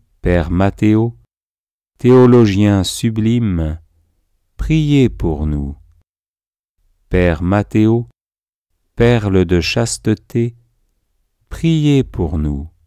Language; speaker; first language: French; native; French